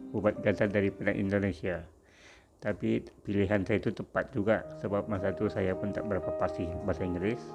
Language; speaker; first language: Malay; non-native, local second language; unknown